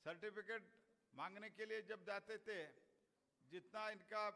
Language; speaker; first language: Hindi; non-native, local second language; Kannada